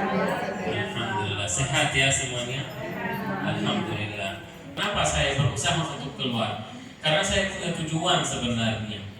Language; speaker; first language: Indonesian; non-native, fluent; Arabic